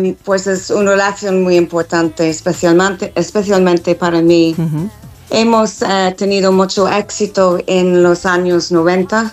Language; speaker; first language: Spanish; non-native, fluent; English